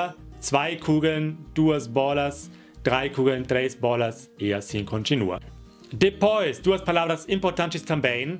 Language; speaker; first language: Portuguese; non-native, fluent; German